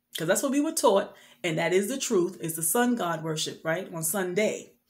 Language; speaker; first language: English; native; English